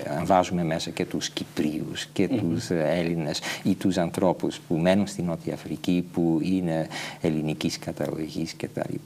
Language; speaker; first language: Greek; non-native, fluent; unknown